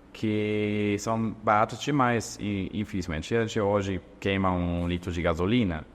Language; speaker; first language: Portuguese; non-native, fluent; German